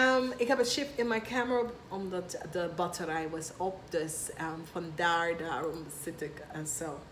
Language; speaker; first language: Dutch; non-native, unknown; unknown